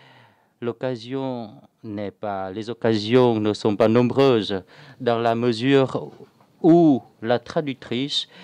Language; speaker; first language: French; non-native, fluent; Vietnamese